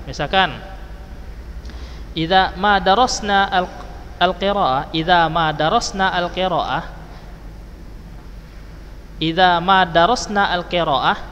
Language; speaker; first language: Arabic; non-native, fluent; Indonesian